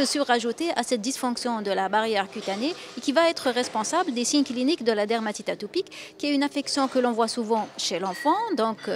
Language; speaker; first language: French; non-native, local second language; Arabic